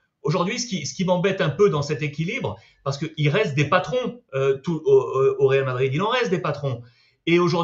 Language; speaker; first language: French; native; French